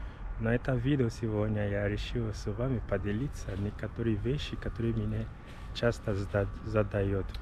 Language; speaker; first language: Russian; non-native, learner; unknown